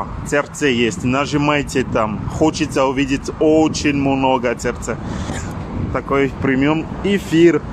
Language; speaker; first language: Russian; non-native, learner; French